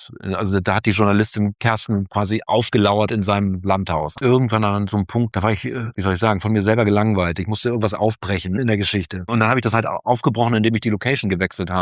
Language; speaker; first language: German; native; German